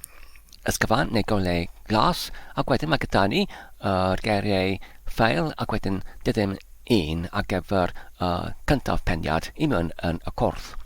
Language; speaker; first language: Welsh; non-native, learner; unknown